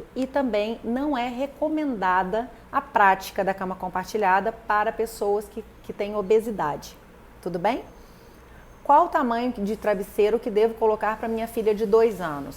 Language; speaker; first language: Portuguese; native; Portuguese